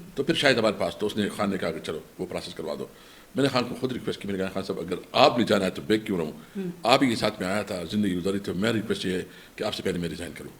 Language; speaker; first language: Urdu; non-native, local second language; Pashto